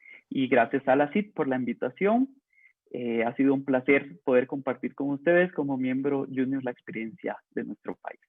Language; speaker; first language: Spanish; native; Spanish